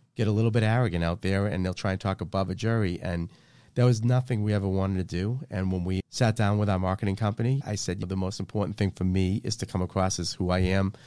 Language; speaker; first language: English; native; English